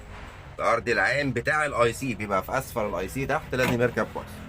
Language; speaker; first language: Arabic; native; Arabic